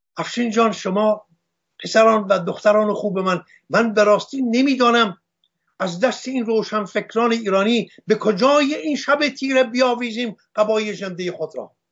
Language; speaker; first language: Persian; non-native, local second language; Armenian